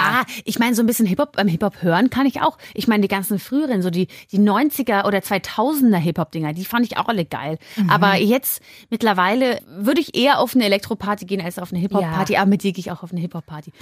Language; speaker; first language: German; native; German